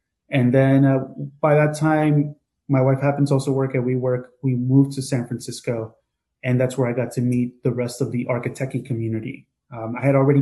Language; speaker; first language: English; native; English